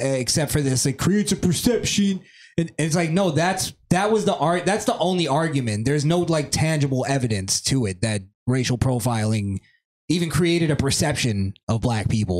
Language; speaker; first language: English; native; English